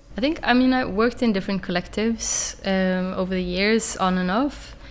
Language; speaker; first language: English; non-native, fluent; Norwegian